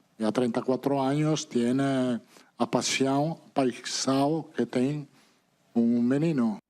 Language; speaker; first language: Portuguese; non-native, fluent; Italian